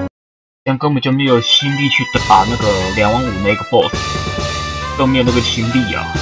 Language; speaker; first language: Chinese; native; Chinese